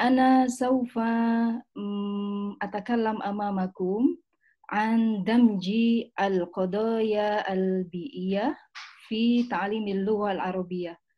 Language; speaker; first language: Arabic; non-native, fluent; Indonesian